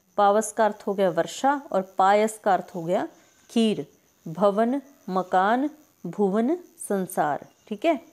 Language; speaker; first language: Hindi; native; Hindi